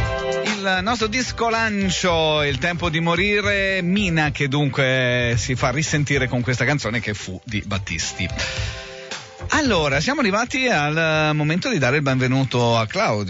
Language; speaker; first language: Italian; native; Italian